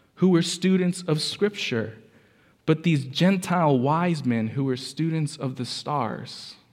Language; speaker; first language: English; early bilingual, other home language; Spanish